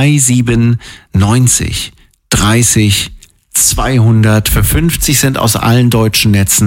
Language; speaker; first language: German; native; German